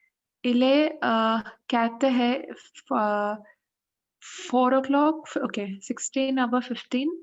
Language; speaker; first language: French; non-native, learner; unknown